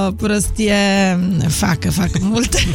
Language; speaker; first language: Romanian; non-native, fluent; Italian